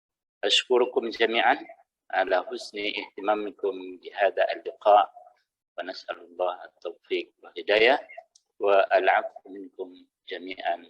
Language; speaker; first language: Arabic; non-native, fluent; Indonesian